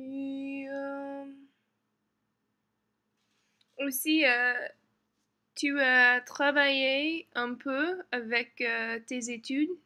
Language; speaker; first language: French; non-native, learner; English